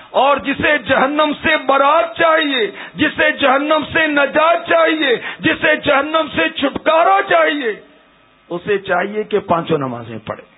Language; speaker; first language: Urdu; native; Urdu